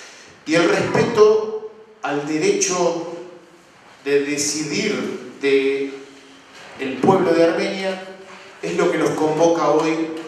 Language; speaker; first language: Spanish; native; Spanish